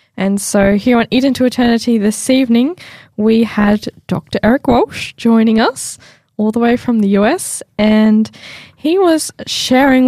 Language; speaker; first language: English; native; English